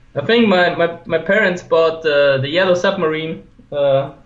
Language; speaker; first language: English; non-native, fluent; German